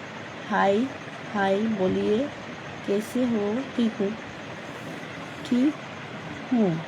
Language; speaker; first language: Hindi; non-native, local second language; Bangla